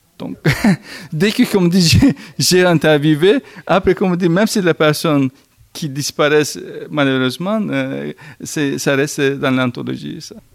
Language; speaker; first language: French; non-native, fluent; Turkish